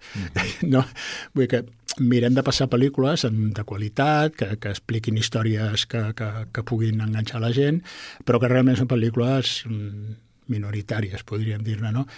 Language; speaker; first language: Catalan; native; Catalan